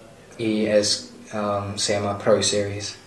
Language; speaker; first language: Spanish; non-native, learner; English